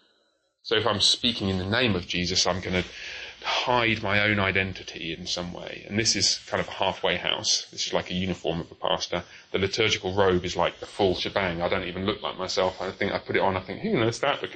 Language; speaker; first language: English; native; English